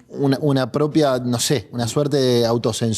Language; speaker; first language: Spanish; native; Spanish